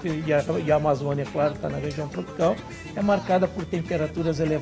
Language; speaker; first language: Portuguese; native; Portuguese